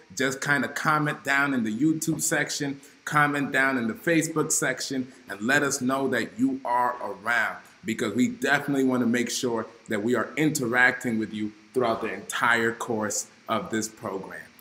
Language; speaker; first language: English; native; English